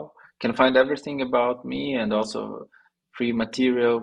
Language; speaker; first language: English; non-native, fluent; Portuguese